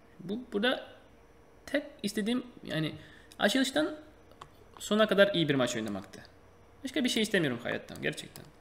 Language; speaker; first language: Turkish; non-native, fluent; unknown